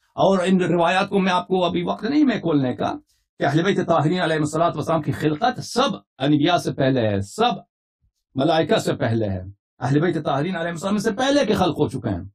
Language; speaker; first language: Urdu; non-native, fluent; Persian